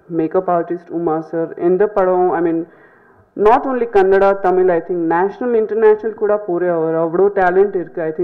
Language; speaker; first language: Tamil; non-native, fluent; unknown